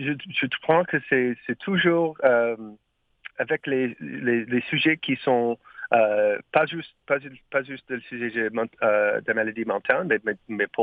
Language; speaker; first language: French; non-native, learner; English